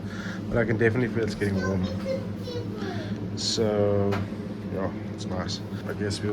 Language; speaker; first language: English; native; English